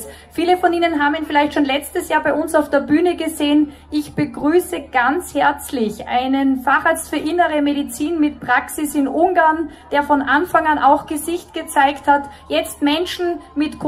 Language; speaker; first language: German; native; German